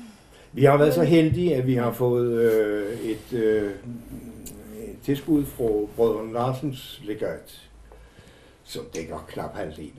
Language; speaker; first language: Danish; native; Danish